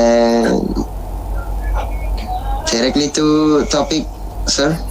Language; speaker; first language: English; non-native, learner; Indonesian